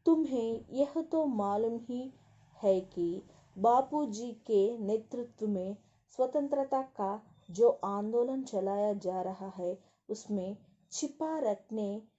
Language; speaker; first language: Hindi; non-native, local second language; Telugu